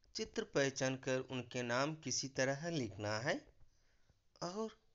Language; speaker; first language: Hindi; non-native, local second language; Kannada